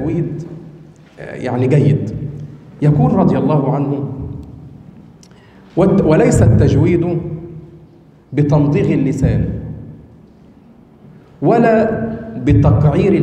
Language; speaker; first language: Arabic; native; Arabic